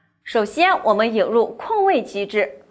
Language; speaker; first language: Chinese; native; Chinese